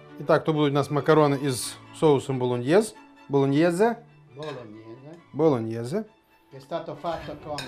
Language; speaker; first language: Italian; non-native, learner; Ukrainian